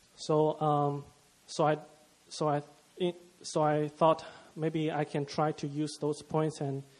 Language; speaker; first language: English; non-native, fluent; Chinese